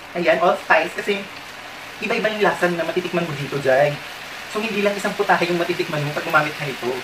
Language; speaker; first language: Filipino; non-native, local second language; Waray